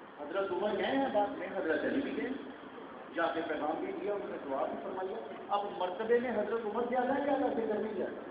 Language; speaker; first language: Urdu; non-native, local second language; Punjabi